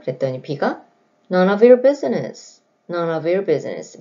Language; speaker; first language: English; non-native, fluent; Korean